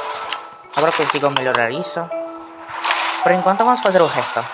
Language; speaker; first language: Portuguese; non-native, learner; Spanish